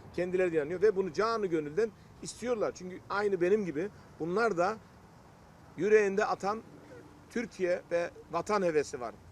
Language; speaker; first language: Turkish; early bilingual, heritage; Turkish